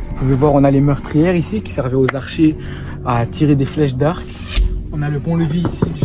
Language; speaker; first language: French; native; French